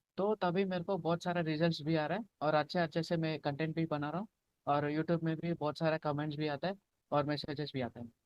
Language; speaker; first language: Hindi; non-native, local second language; Telugu